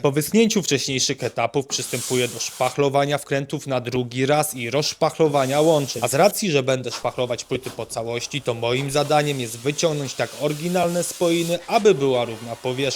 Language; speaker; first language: Polish; native; Polish